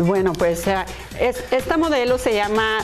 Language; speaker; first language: Spanish; native; Spanish